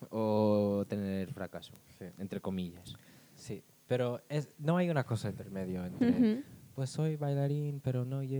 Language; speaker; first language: Spanish; non-native, fluent; English